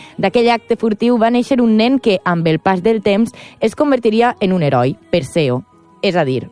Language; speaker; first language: Catalan; native; Catalan